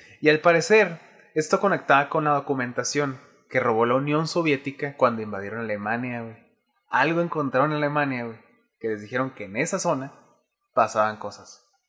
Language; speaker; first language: Spanish; native; Spanish